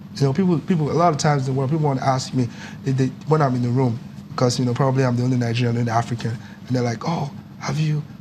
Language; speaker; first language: English; non-native, local second language; Yoruba